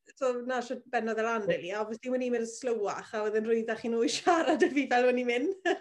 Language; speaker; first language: Welsh; native; Welsh